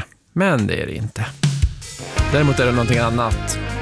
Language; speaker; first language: Swedish; native; Swedish